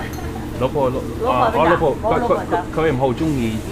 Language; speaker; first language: Chinese; non-native, learner; English